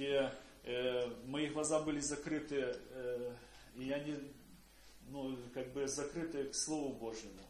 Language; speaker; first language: Polish; non-native, learner; Russian